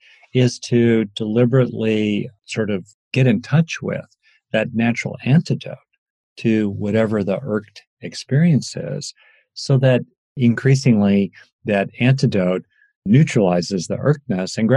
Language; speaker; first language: English; native; English